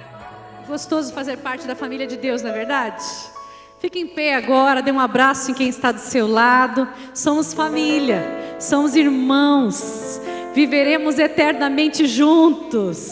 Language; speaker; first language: Portuguese; native; Portuguese